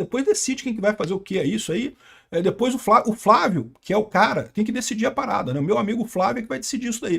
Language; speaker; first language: Portuguese; native; Portuguese